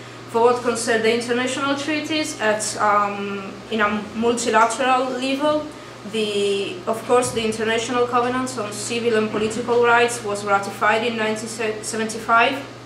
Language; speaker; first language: English; non-native, fluent; Italian